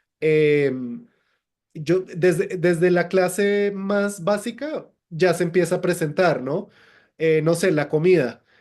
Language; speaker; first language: Spanish; native; Spanish